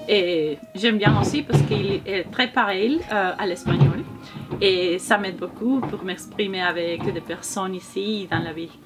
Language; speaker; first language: French; non-native, learner; Spanish